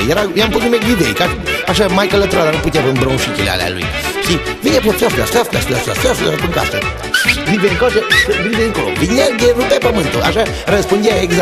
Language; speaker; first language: Romanian; native; Romanian